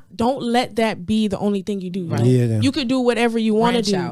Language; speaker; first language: English; native; English